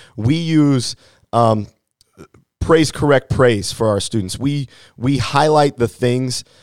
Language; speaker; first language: English; native; English